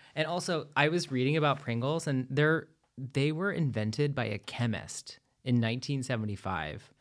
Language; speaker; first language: English; native; English